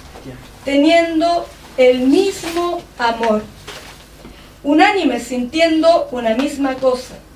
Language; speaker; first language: Spanish; native; Spanish